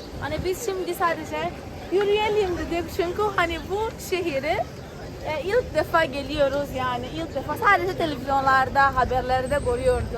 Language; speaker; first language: Turkish; non-native, fluent; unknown